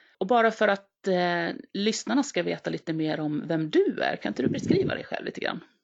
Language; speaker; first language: Swedish; native; Swedish